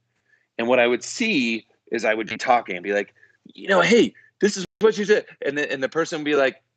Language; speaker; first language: English; native; English